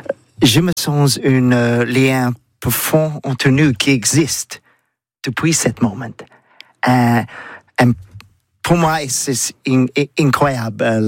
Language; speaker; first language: French; non-native, learner; English